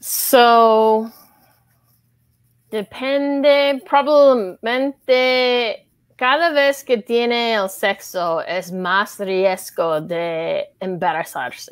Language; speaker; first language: Spanish; non-native, learner; English